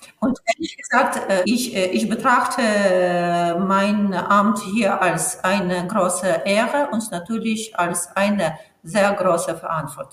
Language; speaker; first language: German; non-native, fluent; Ukrainian